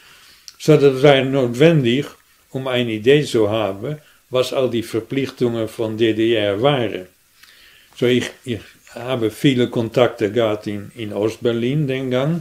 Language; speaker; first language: German; non-native, fluent; Dutch